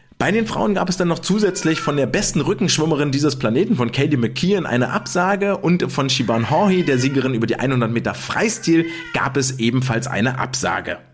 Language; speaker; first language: German; native; German